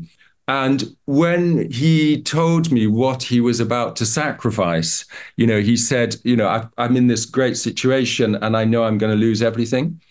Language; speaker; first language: English; native; English